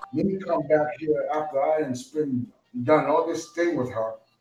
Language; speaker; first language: English; non-native, fluent; Spanish